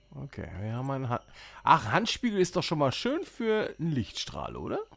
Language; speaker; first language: German; native; German